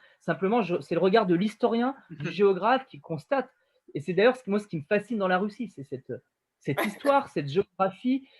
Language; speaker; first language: French; native; French